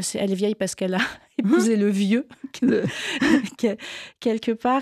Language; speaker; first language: French; native; French